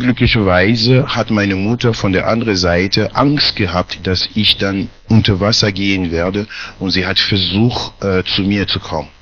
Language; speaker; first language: German; non-native, fluent; French